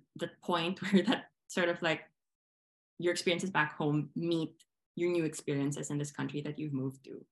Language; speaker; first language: English; non-native, local second language; Filipino